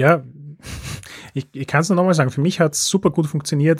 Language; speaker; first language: German; native; German